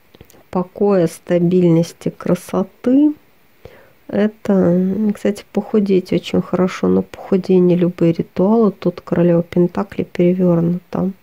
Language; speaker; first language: Russian; native; Russian